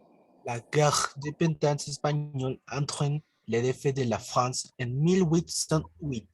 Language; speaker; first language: French; non-native, learner; Spanish